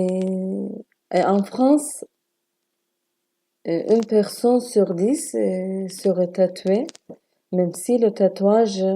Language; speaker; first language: French; non-native, learner; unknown